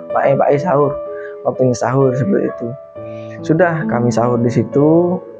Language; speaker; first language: Indonesian; non-native, local second language; Madurese